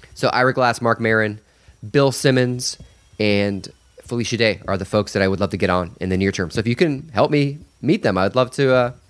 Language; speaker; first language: English; native; English